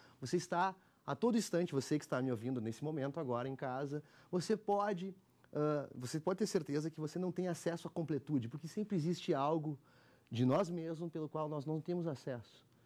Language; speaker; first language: Portuguese; native; Portuguese